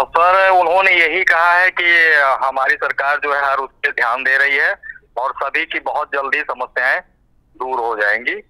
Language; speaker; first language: Hindi; native; Hindi